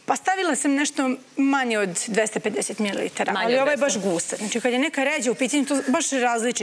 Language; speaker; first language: Serbian; native; Serbian